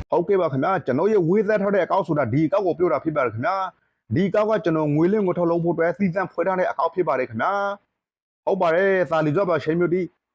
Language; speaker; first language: Burmese; non-native, local second language; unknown